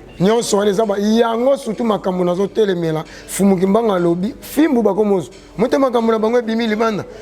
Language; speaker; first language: Lingala; non-native, local second language; Kongo